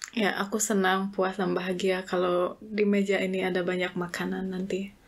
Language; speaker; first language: Indonesian; native; Indonesian